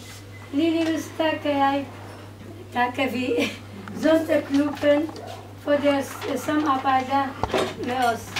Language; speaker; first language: Danish; non-native, fluent; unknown